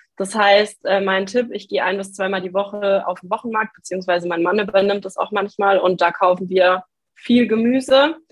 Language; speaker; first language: German; native; German